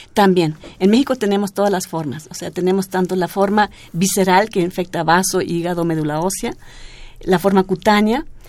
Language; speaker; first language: Spanish; non-native, fluent; German